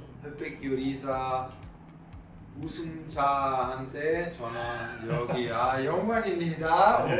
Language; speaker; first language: Korean; non-native, learner; Italian